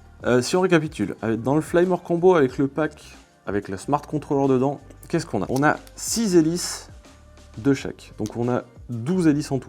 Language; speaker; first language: French; native; French